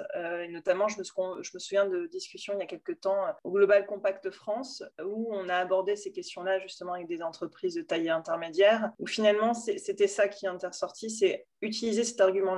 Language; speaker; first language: French; native; French